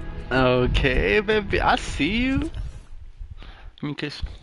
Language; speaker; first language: English; non-native, fluent; Spanish